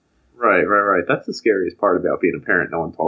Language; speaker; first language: English; native; English